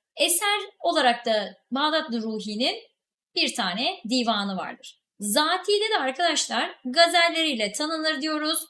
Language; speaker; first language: Turkish; native; Turkish